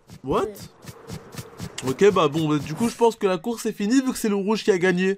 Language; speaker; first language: French; native; French